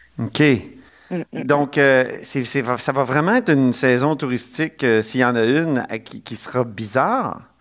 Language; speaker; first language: French; native; French